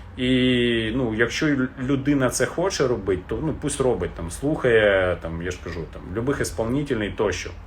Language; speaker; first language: Ukrainian; non-native, local second language; Russian